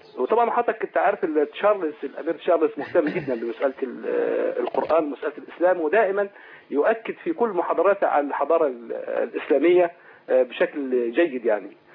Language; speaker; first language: Arabic; native; Arabic